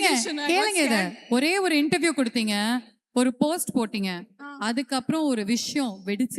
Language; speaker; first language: Tamil; native; Tamil